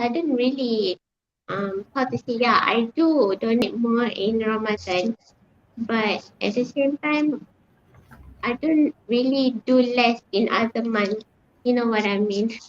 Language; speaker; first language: English; non-native, fluent; Malay